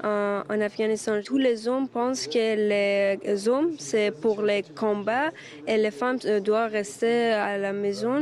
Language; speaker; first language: French; non-native, learner; Persian